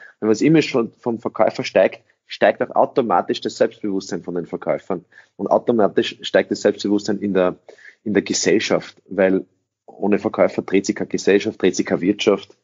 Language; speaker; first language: German; early bilingual, other home language; English